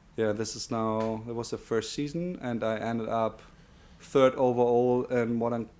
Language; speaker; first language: English; non-native, fluent; German